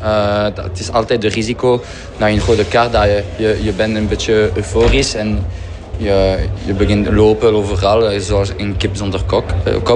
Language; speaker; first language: Dutch; non-native, fluent; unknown